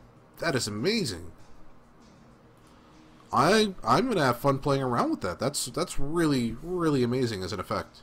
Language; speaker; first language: English; native; English